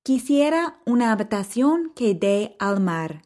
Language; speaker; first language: Spanish; non-native, fluent; English